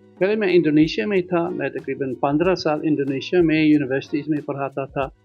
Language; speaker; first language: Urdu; non-native, fluent; Dutch